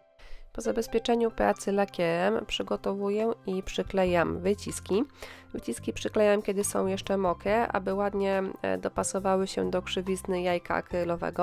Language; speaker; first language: Polish; native; Polish